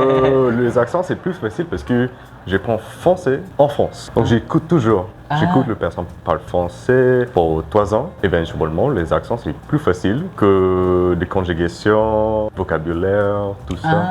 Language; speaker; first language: French; non-native, learner; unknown